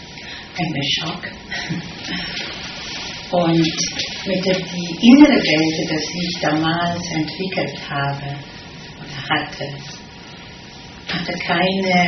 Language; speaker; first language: German; non-native, fluent; Italian